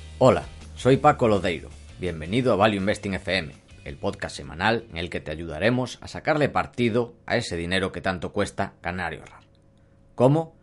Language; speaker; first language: Spanish; native; Spanish